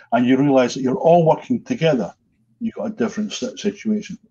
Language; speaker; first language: English; native; English